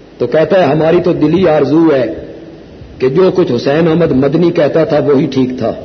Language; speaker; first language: Urdu; non-native, local second language; Punjabi